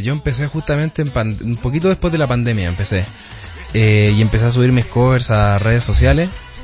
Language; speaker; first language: Spanish; native; Spanish